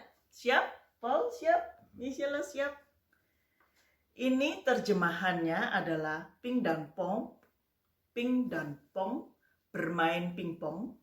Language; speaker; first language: Indonesian; native; Indonesian